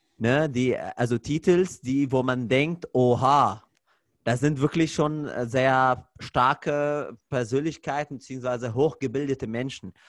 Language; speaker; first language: German; non-native, fluent; Arabic